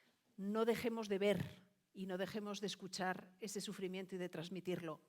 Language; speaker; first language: Spanish; native; Spanish